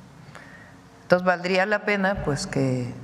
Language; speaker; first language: Spanish; native; Spanish